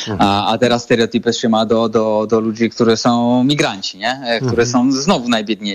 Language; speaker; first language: Polish; non-native, fluent; Italian